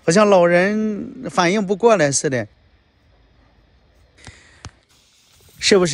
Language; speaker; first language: Chinese; native; Chinese